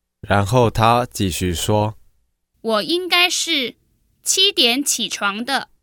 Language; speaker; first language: Chinese; non-native, fluent; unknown